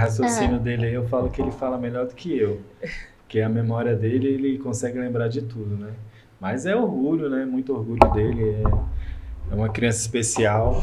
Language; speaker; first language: Portuguese; native; Portuguese